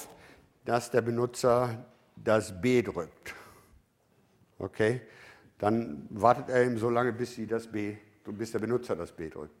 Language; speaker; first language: German; native; German